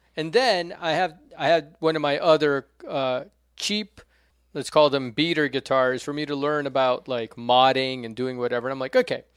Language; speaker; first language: English; non-native, fluent; Portuguese